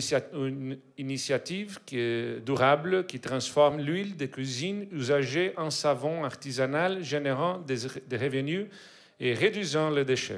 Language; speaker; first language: French; non-native, learner; Portuguese